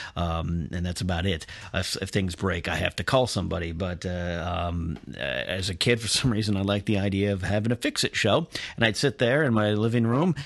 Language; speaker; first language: English; native; English